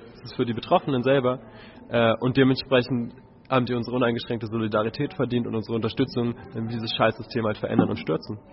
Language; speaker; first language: German; native; German